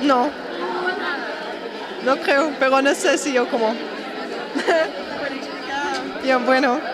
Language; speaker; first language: Spanish; non-native, learner; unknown